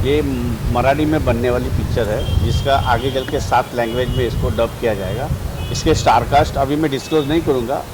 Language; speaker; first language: Hindi; non-native, local second language; Marathi